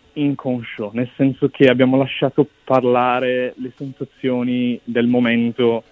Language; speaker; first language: Italian; early bilingual, other home language; English